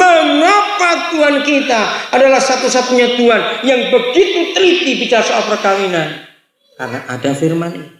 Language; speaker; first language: Indonesian; native; Indonesian